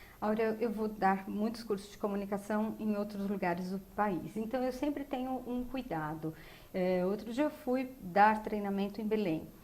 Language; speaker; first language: Portuguese; native; Portuguese